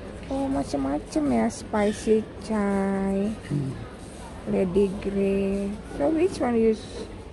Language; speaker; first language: English; non-native, learner; Indonesian